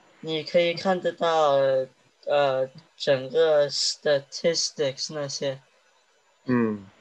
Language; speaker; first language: Chinese; early bilingual, heritage; Chinese